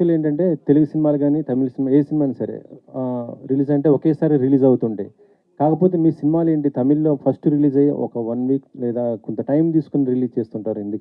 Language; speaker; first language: Telugu; native; Telugu